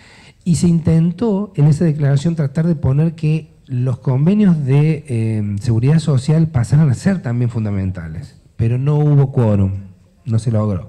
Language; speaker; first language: Spanish; native; Spanish